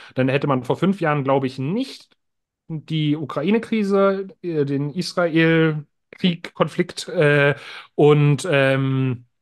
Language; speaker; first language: German; native; German